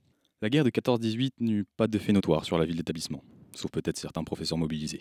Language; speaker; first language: French; native; French